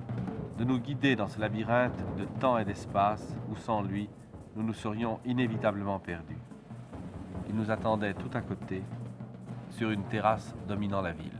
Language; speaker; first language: French; native; French